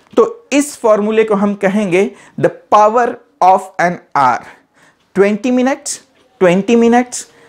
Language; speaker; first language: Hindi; non-native, local second language; Marathi